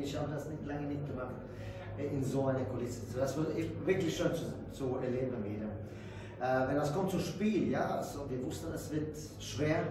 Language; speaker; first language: German; non-native, fluent; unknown